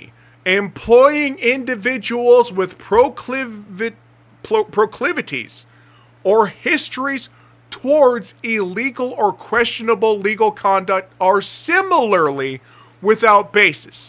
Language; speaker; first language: English; native; English